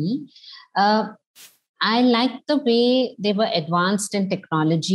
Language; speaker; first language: English; non-native, local second language; Hindi